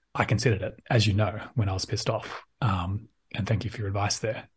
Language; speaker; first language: English; native; English